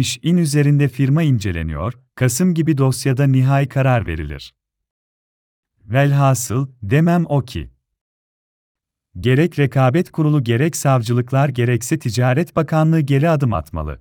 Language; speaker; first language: Turkish; native; Turkish